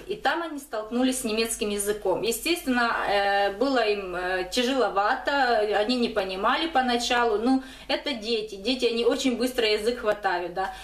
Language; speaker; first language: Russian; native; Russian